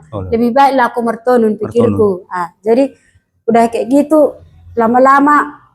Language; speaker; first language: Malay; non-native, local second language; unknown